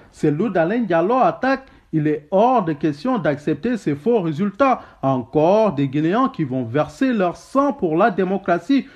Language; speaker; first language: French; non-native, local second language; Wolof